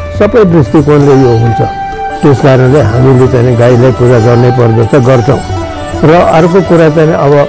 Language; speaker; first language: Nepali; non-native, local second language; Newari